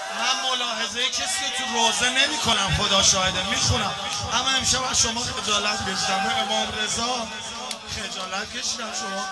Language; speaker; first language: Persian; native; Persian